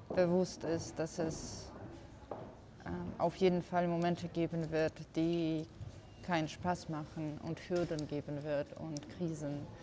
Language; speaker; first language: German; non-native, fluent; Georgian